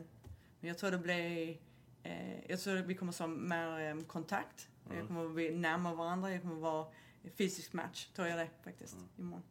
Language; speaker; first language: Swedish; non-native, fluent; English